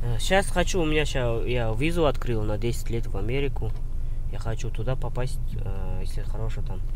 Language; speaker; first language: Russian; non-native, local second language; Kazakh